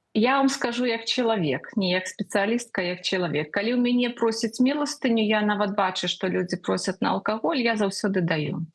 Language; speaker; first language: Belarusian; native; Belarusian